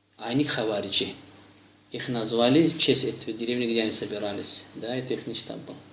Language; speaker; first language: Russian; non-native, local second language; Azerbaijani